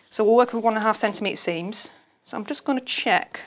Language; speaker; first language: English; native; English